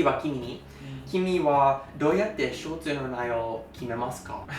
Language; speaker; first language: Japanese; non-native, learner; English